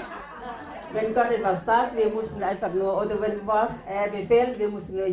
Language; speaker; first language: German; non-native, learner; Thai